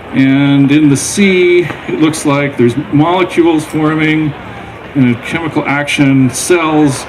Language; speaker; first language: English; native; English